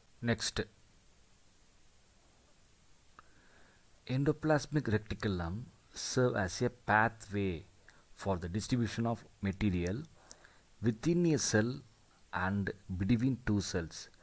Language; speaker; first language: English; non-native, local second language; Tamil